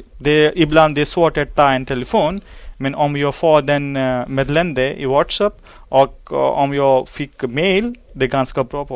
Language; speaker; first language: Swedish; non-native, learner; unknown